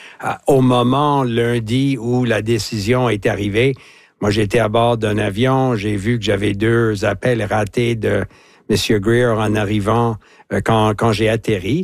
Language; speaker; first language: French; native; French